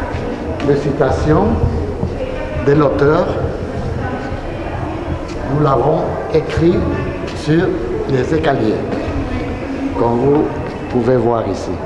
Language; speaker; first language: French; non-native, learner; Spanish